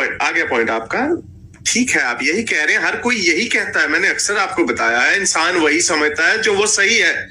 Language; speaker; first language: Urdu; native; Urdu